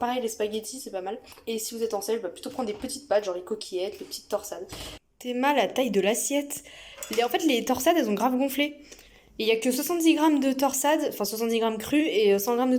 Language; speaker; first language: French; native; French